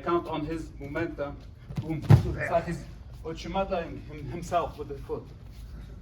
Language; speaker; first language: English; non-native, fluent; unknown